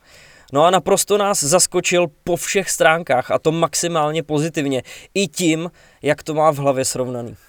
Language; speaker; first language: Czech; native; Czech